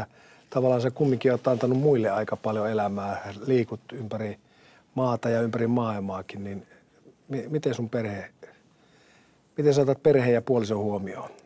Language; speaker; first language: Finnish; native; Finnish